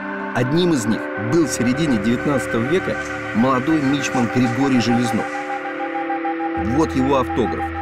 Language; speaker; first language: Russian; native; Russian